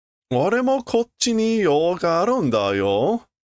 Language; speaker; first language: Japanese; non-native, learner; English